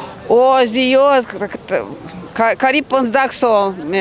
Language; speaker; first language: Persian; non-native, learner; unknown